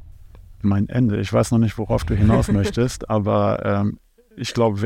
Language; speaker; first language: German; native; German